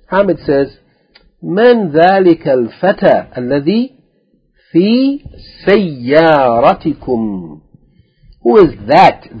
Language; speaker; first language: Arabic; non-native, fluent; English